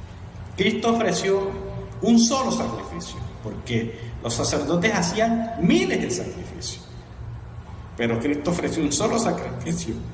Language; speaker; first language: Spanish; native; Spanish